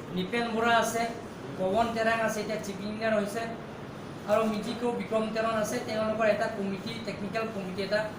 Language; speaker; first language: Assamese; non-native, local second language; Karbi